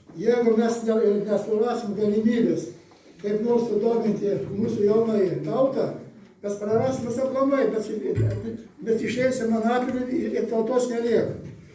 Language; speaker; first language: Lithuanian; native; Lithuanian